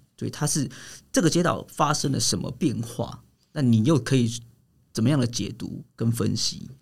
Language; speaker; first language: Chinese; native; Chinese